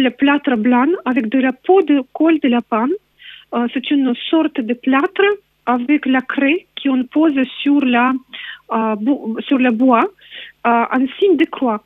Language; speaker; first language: French; non-native, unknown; Russian